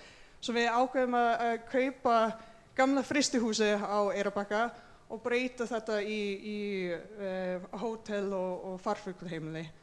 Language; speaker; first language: Icelandic; non-native, fluent; English